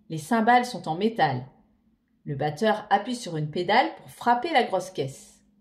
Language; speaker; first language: French; native; French